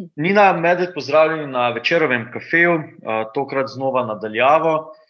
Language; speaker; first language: Slovenian; native; Slovenian